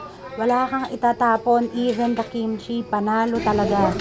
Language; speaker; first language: Filipino; native; Filipino